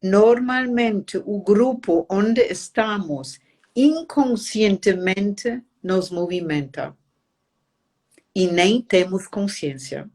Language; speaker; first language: Portuguese; non-native, fluent; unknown